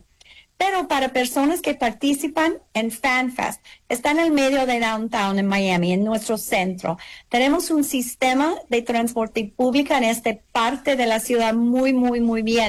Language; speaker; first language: Spanish; early bilingual, heritage; English